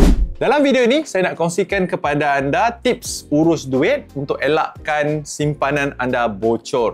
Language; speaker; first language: Malay; native; Malay